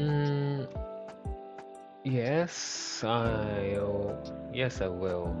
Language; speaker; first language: English; non-native, learner; Japanese